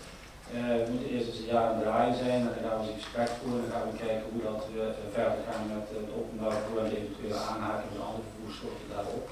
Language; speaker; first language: Dutch; native; Dutch